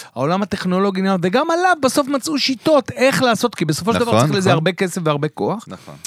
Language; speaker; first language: Hebrew; native; Hebrew